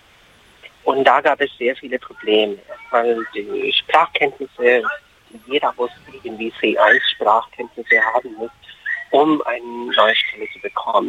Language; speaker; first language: German; non-native, fluent; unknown